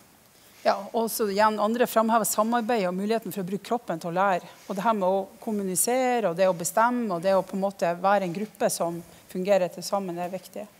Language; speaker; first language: Norwegian; native; Norwegian